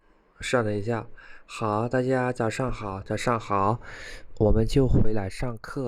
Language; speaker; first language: Chinese; non-native, fluent; Khmer